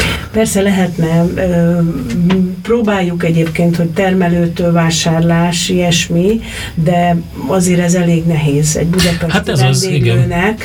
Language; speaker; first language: Hungarian; native; Hungarian